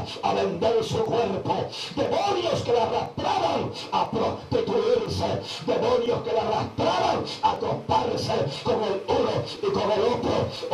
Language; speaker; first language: Spanish; native; Spanish